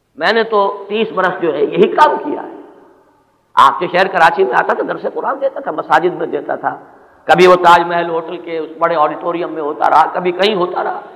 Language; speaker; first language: Urdu; native; Urdu